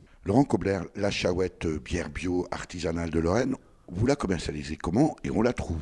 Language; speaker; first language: French; native; French